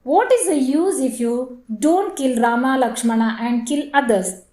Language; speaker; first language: English; non-native, local second language; Kannada